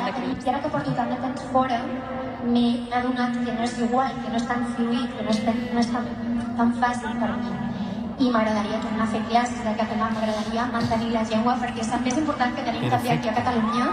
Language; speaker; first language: Catalan; non-native, local second language; Spanish